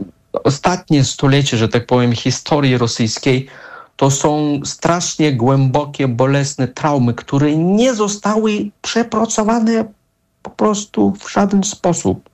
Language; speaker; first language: Polish; non-native, fluent; Russian